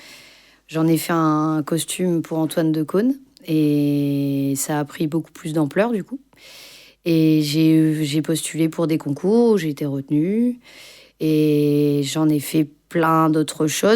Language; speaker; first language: French; native; French